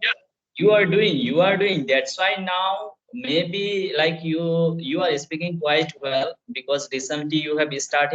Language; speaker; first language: English; non-native, fluent; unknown